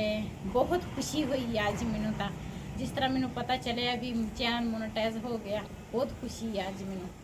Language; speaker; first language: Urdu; non-native, local second language; Punjabi